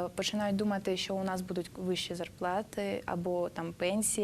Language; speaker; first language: Ukrainian; native; Ukrainian